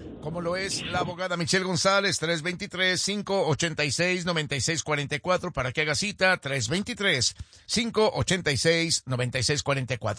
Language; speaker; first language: Spanish; native; Spanish